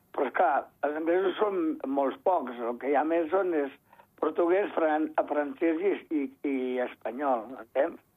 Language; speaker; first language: Catalan; native; Catalan